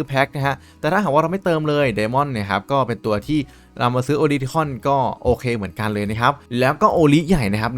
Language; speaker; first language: Thai; native; Thai